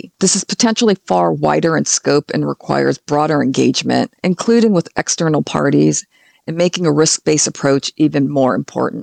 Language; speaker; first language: English; native; English